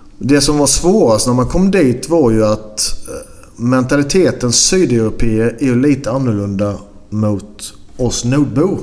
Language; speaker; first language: Swedish; native; Swedish